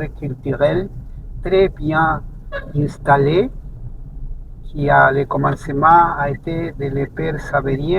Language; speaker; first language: French; non-native, fluent; Spanish